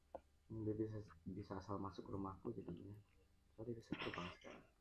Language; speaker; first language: Indonesian; native; Indonesian